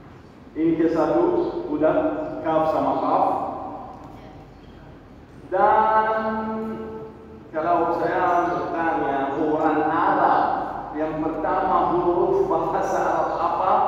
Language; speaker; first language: Indonesian; non-native, learner; Arabic